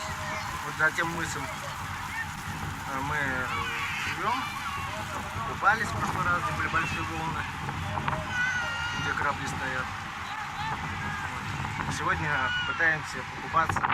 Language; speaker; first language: Russian; native; Russian